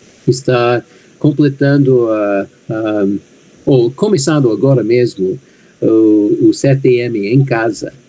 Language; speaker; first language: Portuguese; non-native, fluent; English